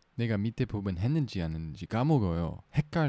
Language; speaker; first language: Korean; non-native, learner; English